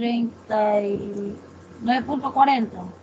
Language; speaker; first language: Spanish; native; Spanish